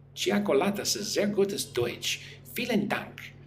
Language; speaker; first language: German; non-native, learner; English